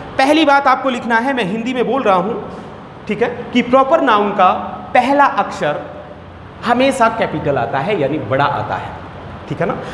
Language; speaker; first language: Hindi; native; Hindi